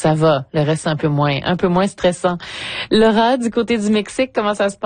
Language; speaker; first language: French; native; French